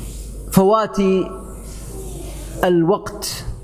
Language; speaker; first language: Arabic; native; Arabic